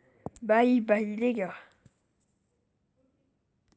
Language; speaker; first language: French; native; French